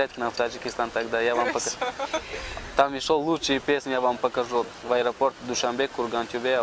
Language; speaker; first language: Russian; non-native, local second language; Tajik